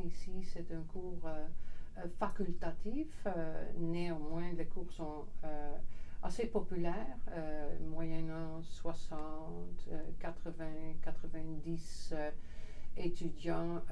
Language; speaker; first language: French; non-native, fluent; Dutch